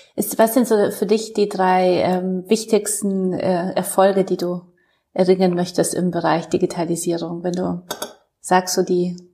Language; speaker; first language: German; non-native, fluent; Polish